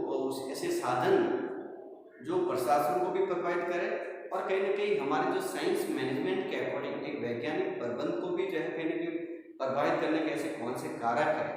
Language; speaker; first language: Hindi; native; Hindi